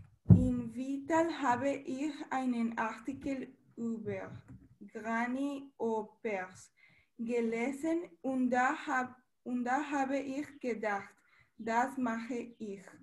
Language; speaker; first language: German; non-native, learner; Spanish